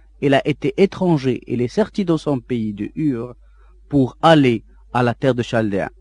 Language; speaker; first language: French; non-native, local second language; Arabic